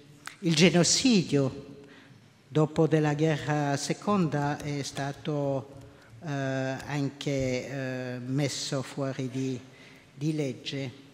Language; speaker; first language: Italian; non-native, local second language; French